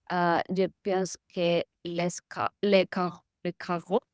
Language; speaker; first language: French; non-native, learner; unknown